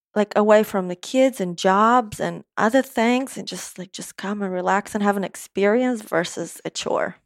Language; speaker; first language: English; non-native, fluent; Romanian